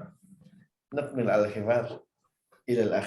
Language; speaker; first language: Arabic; non-native, fluent; Indonesian